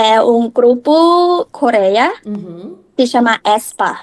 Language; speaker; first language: Portuguese; non-native, learner; Thai